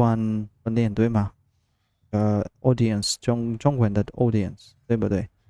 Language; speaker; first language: Chinese; non-native, learner; Russian